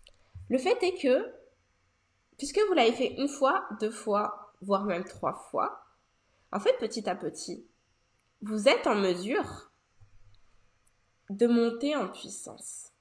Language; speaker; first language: French; native; French